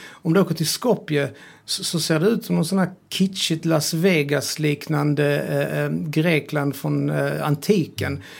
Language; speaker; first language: Swedish; early bilingual, other home language; Serbian